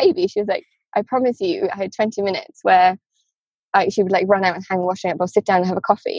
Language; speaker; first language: English; native; English